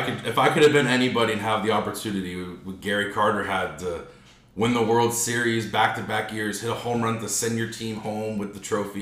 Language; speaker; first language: English; native; English